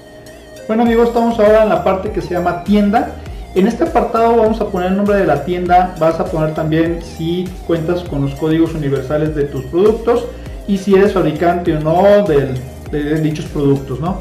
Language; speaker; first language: Spanish; native; Spanish